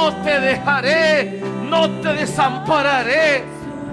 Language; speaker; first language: Spanish; native; Spanish